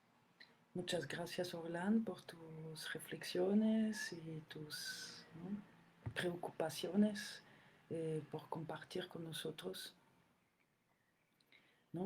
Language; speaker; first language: Spanish; non-native, fluent; French